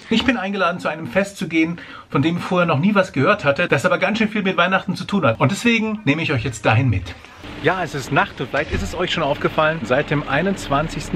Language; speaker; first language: German; native; German